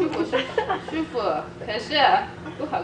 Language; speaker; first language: Chinese; non-native, learner; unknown